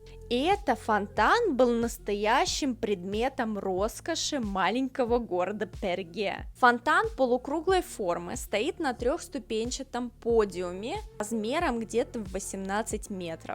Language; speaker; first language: Russian; native; Russian